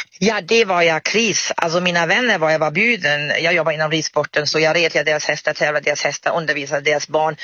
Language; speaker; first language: Swedish; non-native, fluent; German